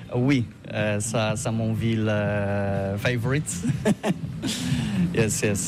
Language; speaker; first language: French; non-native, learner; Polish